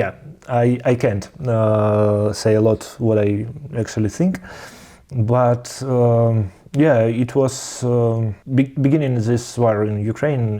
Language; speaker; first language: English; non-native, learner; Russian